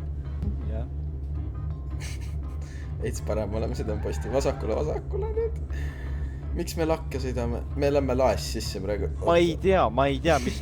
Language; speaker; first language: Estonian; native; Estonian